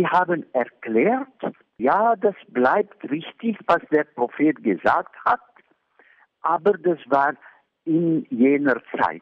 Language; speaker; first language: German; non-native, fluent; Arabic